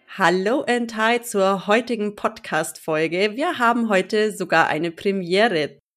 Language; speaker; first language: German; native; German